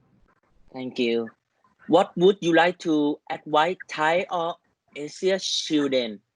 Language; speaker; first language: English; non-native, learner; Thai